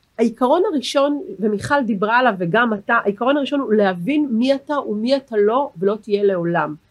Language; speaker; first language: Hebrew; native; Hebrew